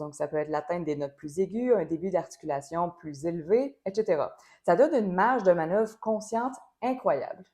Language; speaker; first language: French; native; French